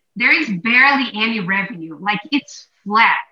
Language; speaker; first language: English; non-native, fluent; Portuguese